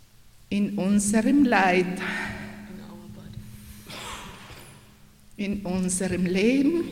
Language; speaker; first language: German; non-native, learner; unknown